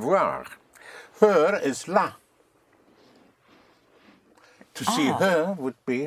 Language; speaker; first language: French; non-native, fluent; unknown